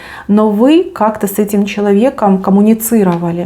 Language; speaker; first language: Russian; native; Russian